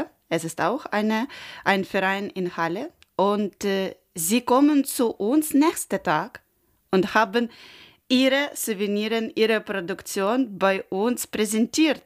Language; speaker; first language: German; non-native, learner; Ukrainian